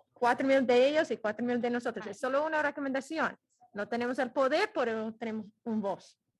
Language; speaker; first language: Spanish; non-native, fluent; English